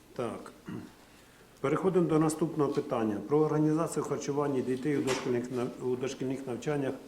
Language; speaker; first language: Ukrainian; non-native, local second language; Russian